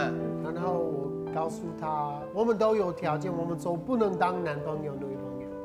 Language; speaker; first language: Chinese; non-native, fluent; English